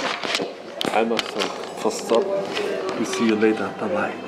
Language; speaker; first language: English; non-native, learner; German